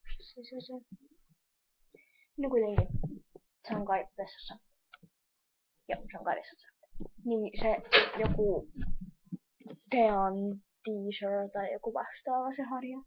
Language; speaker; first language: Finnish; native; Finnish